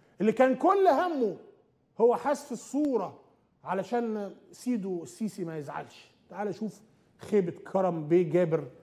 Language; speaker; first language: Arabic; native; Arabic